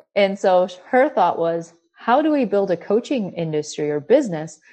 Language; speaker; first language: English; early bilingual, other home language; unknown